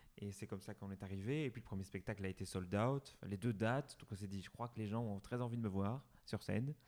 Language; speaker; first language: French; native; French